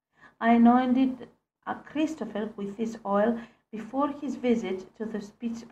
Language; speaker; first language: English; non-native, fluent; Greek